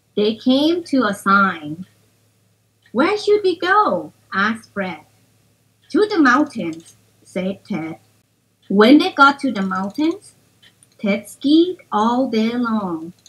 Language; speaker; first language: English; non-native, fluent; Thai